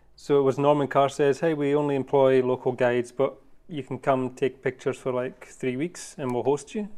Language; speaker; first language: English; native; English